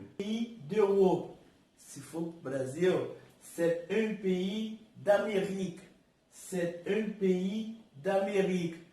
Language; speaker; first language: French; non-native, learner; Portuguese